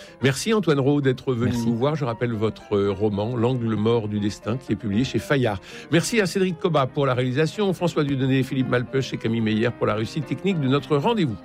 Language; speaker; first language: French; native; French